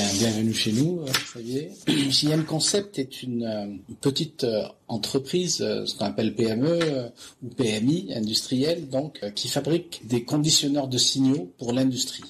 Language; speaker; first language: French; non-native, local second language; Arabic